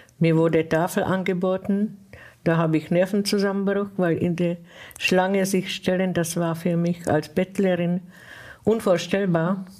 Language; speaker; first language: German; non-native, fluent; Czech